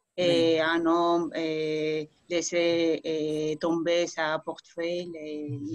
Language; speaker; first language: French; non-native, fluent; Spanish